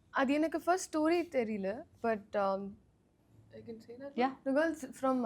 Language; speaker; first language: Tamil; non-native, learner; Telugu